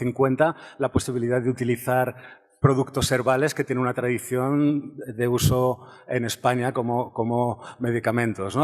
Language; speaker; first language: Spanish; native; Spanish